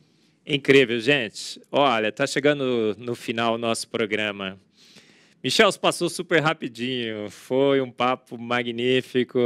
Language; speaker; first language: Portuguese; native; Portuguese